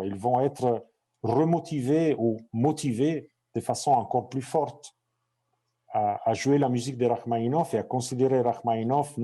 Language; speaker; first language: French; non-native, fluent; Italian